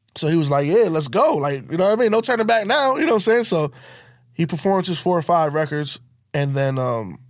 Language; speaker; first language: English; native; English